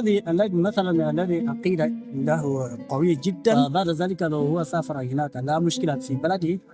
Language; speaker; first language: Arabic; non-native, learner; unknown